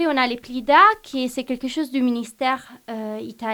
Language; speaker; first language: French; non-native, fluent; Italian